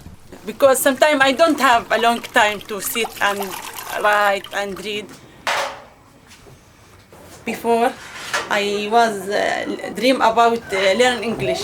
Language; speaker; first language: English; non-native, learner; Arabic